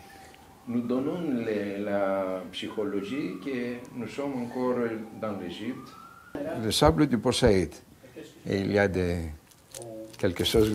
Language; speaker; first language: French; non-native, fluent; Greek